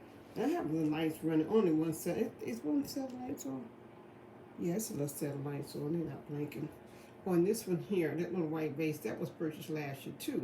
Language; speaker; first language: English; native; English